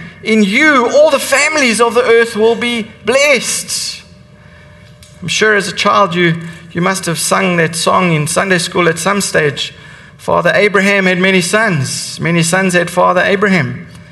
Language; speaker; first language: English; native; English